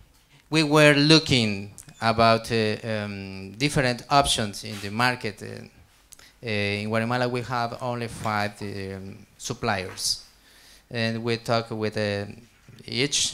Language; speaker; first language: English; non-native, learner; Spanish